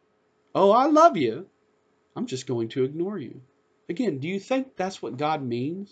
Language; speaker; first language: English; native; English